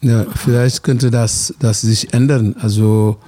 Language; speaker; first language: German; non-native, fluent; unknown